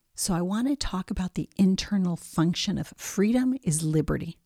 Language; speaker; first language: English; early bilingual, other home language; Spanish